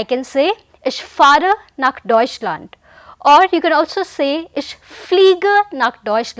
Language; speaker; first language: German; non-native, fluent; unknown